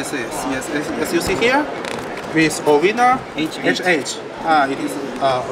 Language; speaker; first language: English; non-native, learner; Chinese